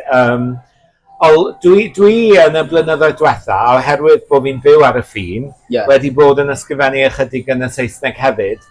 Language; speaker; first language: Welsh; native; Welsh